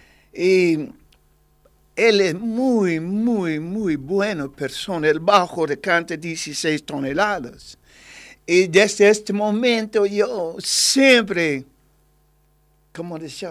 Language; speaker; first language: Spanish; non-native, learner; English